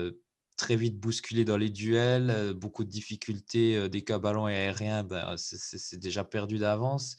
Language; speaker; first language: French; native; French